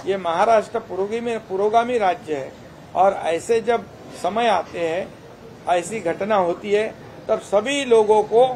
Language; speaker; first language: Hindi; non-native, local second language; Marathi